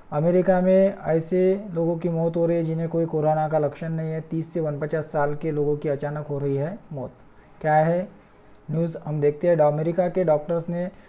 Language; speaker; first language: Hindi; non-native, local second language; Marathi